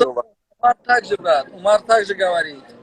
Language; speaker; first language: Russian; non-native, local second language; Tajik